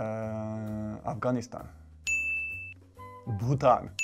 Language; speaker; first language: German; non-native, fluent; Finnish